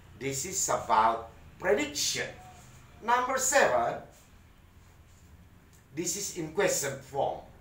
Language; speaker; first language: English; non-native, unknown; Indonesian